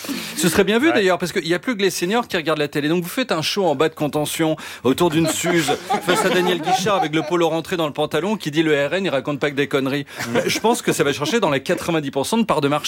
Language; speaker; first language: French; native; French